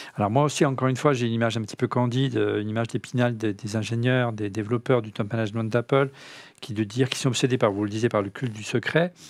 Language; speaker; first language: French; native; French